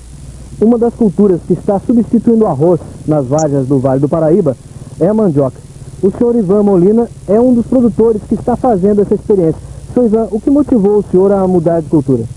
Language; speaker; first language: Portuguese; native; Portuguese